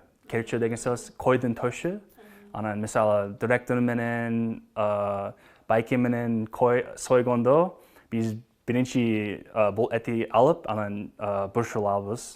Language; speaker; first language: Kyrgyz; non-native, learner; English